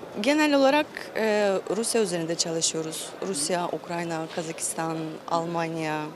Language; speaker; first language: Turkish; non-native, fluent; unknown